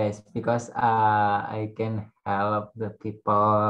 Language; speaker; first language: English; non-native, learner; Indonesian